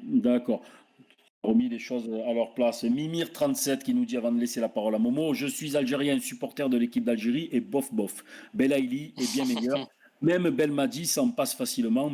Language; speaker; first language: French; native; French